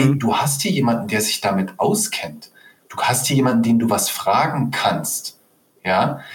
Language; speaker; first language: German; native; German